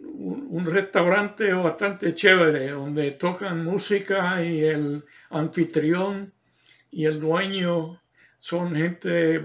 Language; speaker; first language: Spanish; non-native, fluent; English